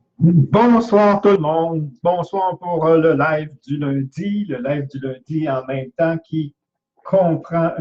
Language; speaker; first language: French; native; French